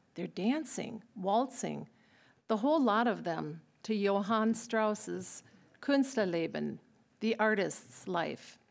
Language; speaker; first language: English; native; English